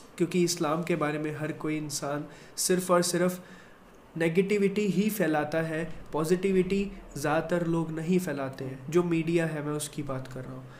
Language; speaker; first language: Hindi; native; Hindi